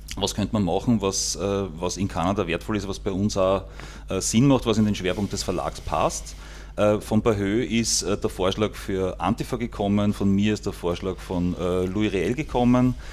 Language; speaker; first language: German; native; German